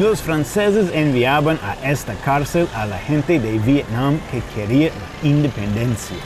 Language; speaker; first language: Spanish; non-native, fluent; English